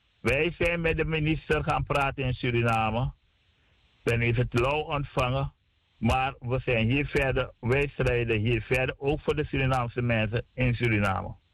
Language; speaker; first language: Dutch; native; Dutch